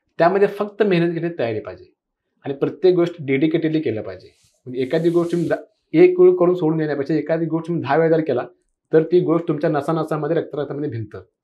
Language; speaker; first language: Marathi; non-native, local second language; Kannada